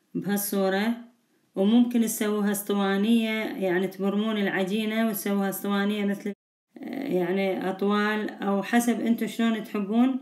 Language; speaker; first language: Arabic; native; Arabic